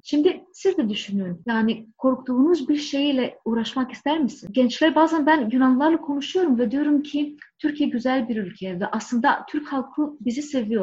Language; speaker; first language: Turkish; non-native, fluent; Greek